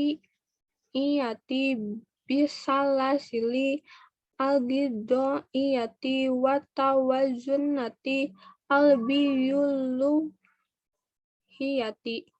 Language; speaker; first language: Arabic; non-native, learner; Indonesian